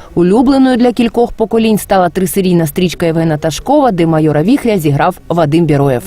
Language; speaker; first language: Ukrainian; native; Ukrainian